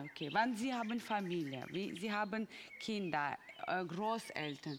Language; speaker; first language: German; non-native, fluent; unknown